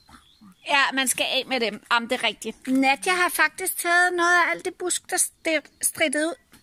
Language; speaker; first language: Danish; native; Danish